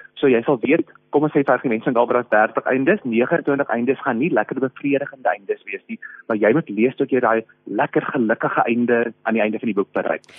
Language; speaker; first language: Afrikaans; native; Afrikaans